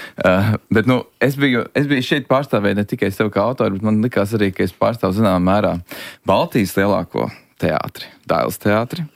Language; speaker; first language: Latvian; native; Latvian